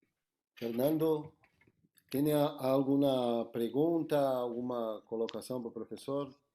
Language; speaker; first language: Spanish; non-native, learner; Portuguese